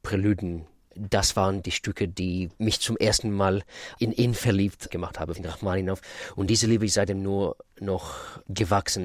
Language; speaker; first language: German; non-native, fluent; Russian